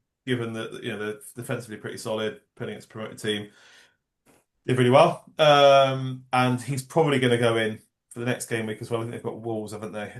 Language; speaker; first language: English; native; English